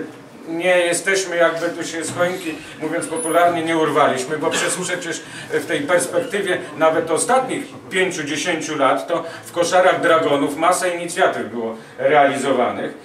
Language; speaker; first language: Polish; native; Polish